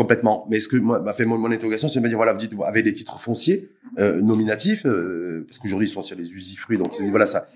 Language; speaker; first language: French; native; French